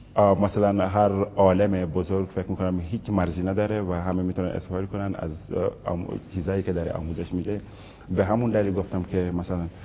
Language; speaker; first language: Persian; non-native, fluent; Wolof